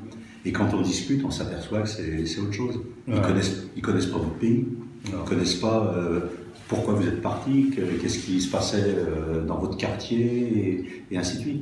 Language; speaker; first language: French; native; French